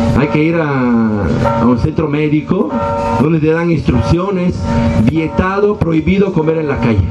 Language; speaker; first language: Spanish; non-native, fluent; Italian